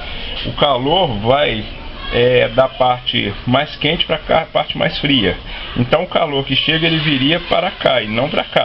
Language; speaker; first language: Portuguese; native; Portuguese